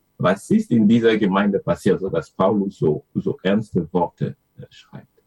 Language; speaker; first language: German; non-native, fluent; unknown